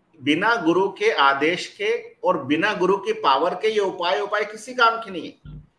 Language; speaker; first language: Hindi; native; Hindi